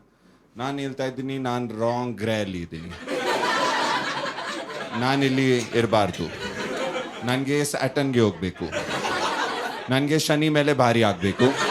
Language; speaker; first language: Kannada; non-native, learner; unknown